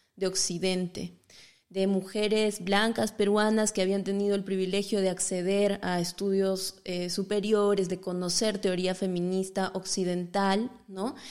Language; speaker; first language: Spanish; native; Spanish